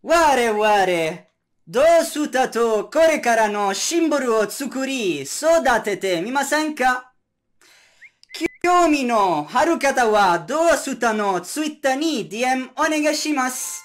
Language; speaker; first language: Japanese; non-native, learner; Italian